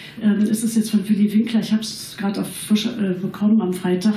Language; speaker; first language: German; native; German